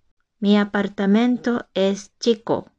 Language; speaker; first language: Spanish; non-native, fluent; Japanese